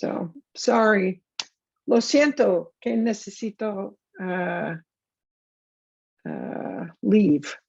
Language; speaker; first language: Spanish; non-native, learner; English